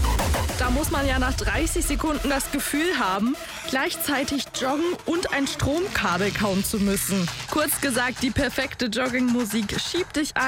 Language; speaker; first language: German; native; German